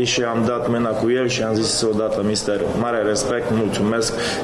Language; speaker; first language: Romanian; non-native, fluent; Polish